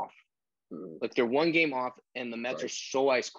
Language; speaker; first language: English; native; English